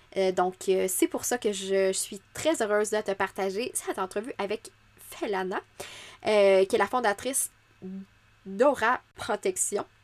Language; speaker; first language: French; native; French